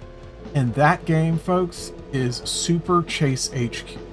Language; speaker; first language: English; native; English